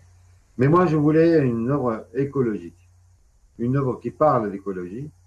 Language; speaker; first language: French; non-native, fluent; Spanish